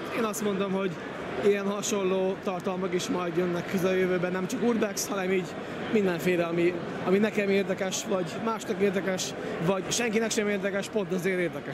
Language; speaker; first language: Hungarian; native; Hungarian